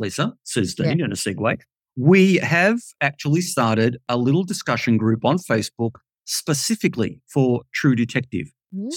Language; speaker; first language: English; native; English